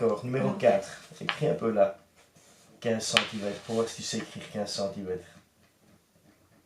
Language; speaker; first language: French; native; French